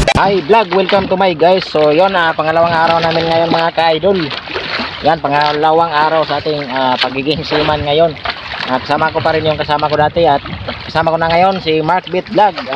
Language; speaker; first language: Filipino; non-native, local second language; Cebuano